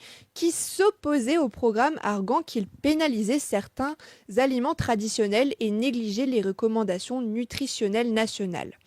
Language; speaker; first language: French; native; French